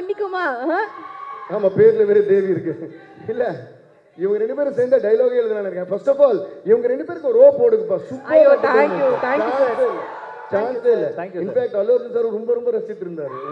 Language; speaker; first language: Tamil; non-native, local second language; Telugu